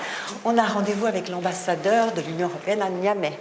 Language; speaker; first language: French; native; French